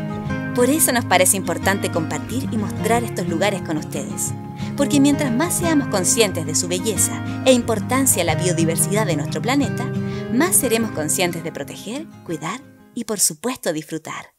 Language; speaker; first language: Spanish; native; Spanish